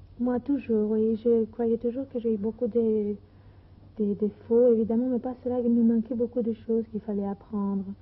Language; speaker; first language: French; non-native, fluent; Greek